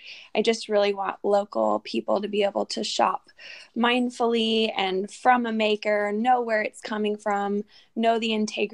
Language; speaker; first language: English; native; English